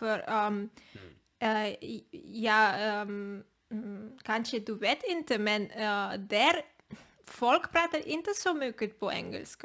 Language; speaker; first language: Swedish; non-native, learner; Spanish